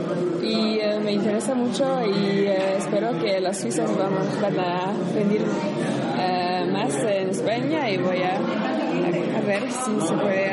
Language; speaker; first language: Spanish; non-native, learner; French